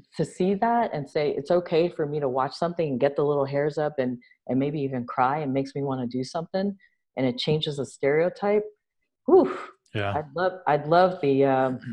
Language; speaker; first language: English; native; English